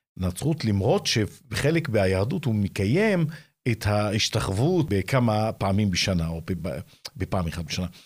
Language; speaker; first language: Hebrew; non-native, local second language; Arabic